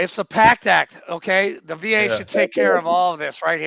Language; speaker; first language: English; native; English